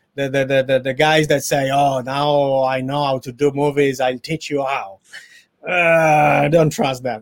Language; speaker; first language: English; non-native, fluent; Italian